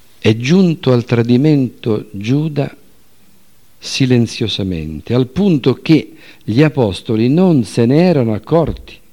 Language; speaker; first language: Italian; native; Italian